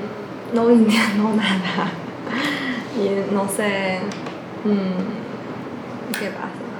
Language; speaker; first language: Spanish; non-native, learner; Chinese